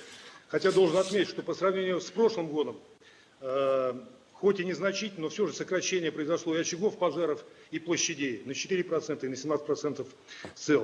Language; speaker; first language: Russian; native; Russian